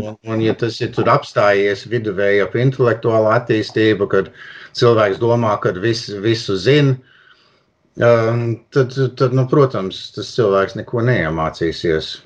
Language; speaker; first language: Latvian; early bilingual, heritage; Latvian